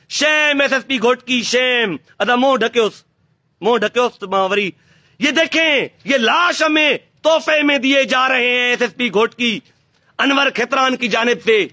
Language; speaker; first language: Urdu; non-native, local second language; Sindhi